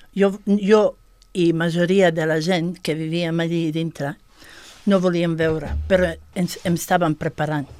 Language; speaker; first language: Catalan; non-native, fluent; Bosnian